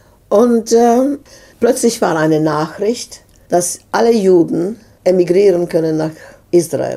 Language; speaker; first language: German; non-native, fluent; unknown